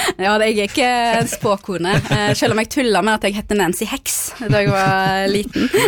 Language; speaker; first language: Norwegian; early bilingual, other home language; Arabic